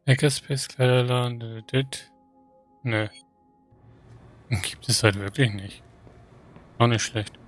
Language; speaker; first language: German; native; German